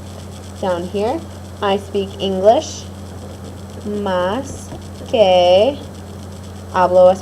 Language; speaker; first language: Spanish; non-native, fluent; English